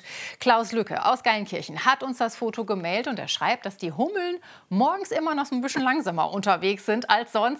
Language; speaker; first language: German; native; German